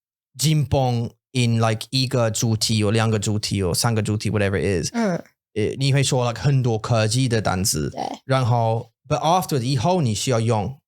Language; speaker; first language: Chinese; non-native, learner; English